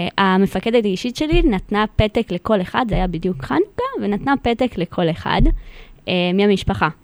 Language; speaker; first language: Hebrew; non-native, fluent; Spanish